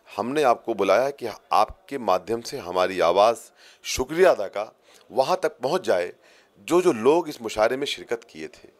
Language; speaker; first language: Hindi; native; Hindi